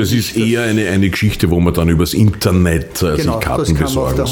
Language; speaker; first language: German; native; German